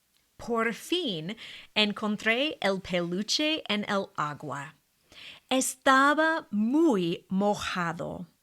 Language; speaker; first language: Spanish; non-native, fluent; English